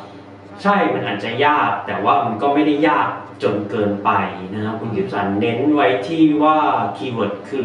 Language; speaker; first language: Thai; native; Thai